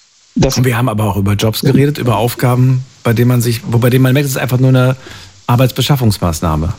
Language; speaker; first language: German; native; German